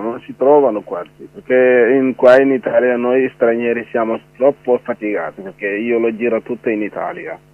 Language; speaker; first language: Italian; non-native, learner; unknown